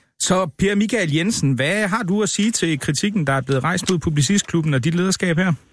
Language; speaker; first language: Danish; native; Danish